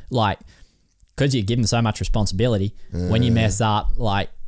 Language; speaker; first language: English; native; English